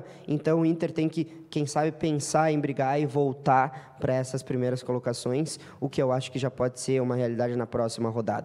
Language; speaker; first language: Portuguese; native; Portuguese